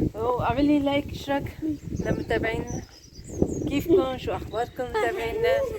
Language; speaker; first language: Arabic; native; Arabic